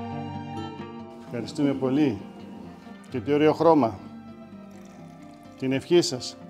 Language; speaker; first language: Greek; native; Greek